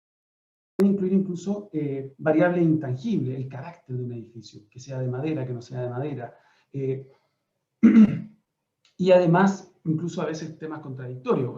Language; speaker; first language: Spanish; native; Spanish